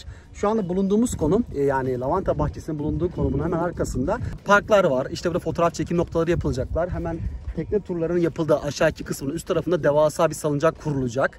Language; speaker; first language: Turkish; native; Turkish